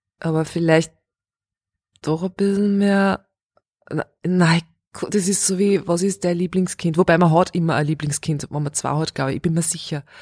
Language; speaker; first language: German; early bilingual, other home language; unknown